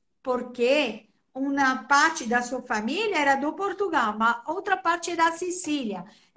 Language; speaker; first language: Portuguese; non-native, fluent; Italian